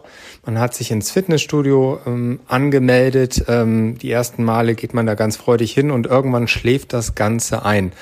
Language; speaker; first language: German; native; German